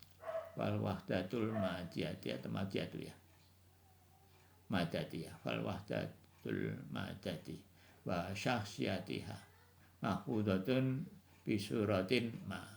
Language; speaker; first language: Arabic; non-native, fluent; Indonesian